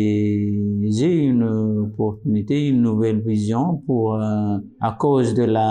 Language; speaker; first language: French; non-native, local second language; Malagasy